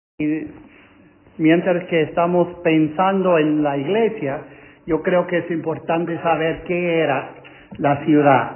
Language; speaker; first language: Spanish; non-native, fluent; English